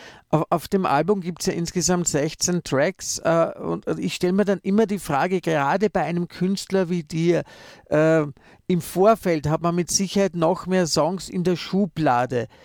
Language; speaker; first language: German; native; German